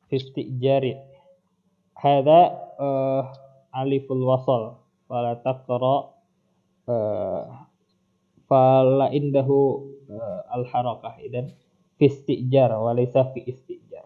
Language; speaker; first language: Arabic; non-native, fluent; Indonesian